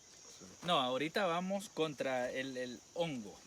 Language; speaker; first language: Spanish; native; Spanish